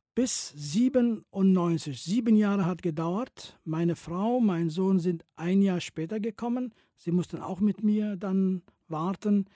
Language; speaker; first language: German; non-native, fluent; Kurdish